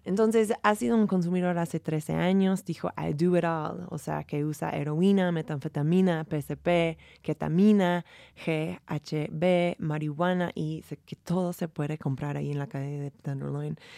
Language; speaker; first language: Spanish; non-native, fluent; English